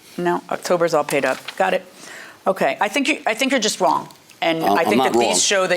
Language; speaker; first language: English; native; English